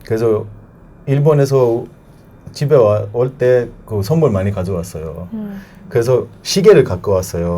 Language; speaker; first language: Korean; non-native, learner; Persian